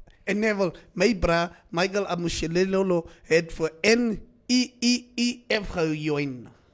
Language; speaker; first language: English; non-native, local second language; Afrikaans